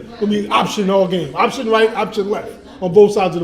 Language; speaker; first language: English; native; English